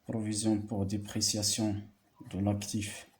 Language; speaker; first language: French; non-native, local second language; Arabic